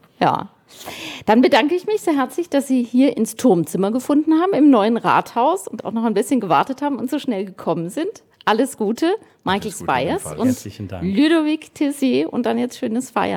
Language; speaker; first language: German; native; German